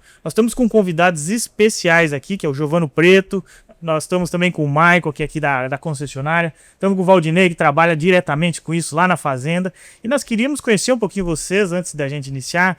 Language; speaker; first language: Portuguese; native; Portuguese